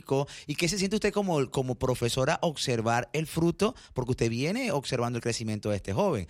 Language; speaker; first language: Spanish; native; Spanish